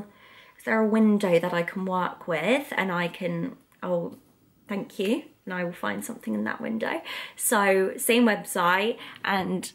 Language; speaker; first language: English; native; English